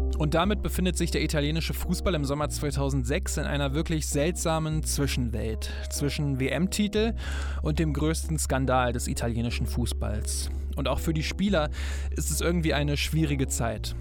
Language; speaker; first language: German; native; German